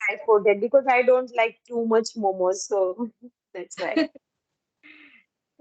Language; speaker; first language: English; non-native, learner; Gujarati